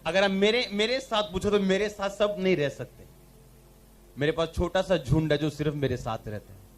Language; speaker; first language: Hindi; non-native, local second language; Punjabi